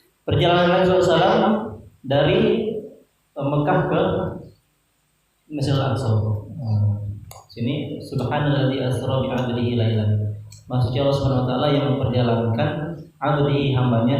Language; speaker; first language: Indonesian; native; Indonesian